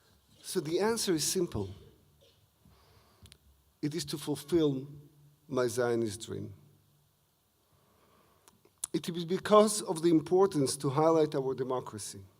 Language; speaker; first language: English; non-native, fluent; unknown